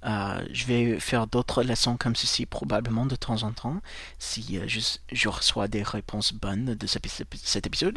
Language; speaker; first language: French; non-native, fluent; English